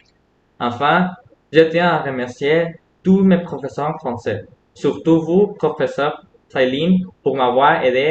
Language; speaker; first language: French; non-native, fluent; Spanish